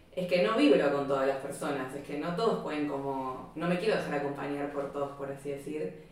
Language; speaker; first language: Spanish; native; Spanish